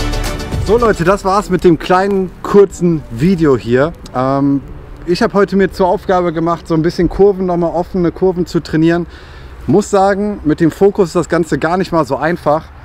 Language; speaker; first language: German; native; German